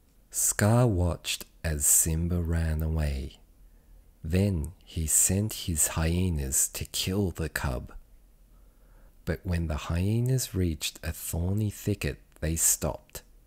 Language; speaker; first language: English; early bilingual, other home language; Japanese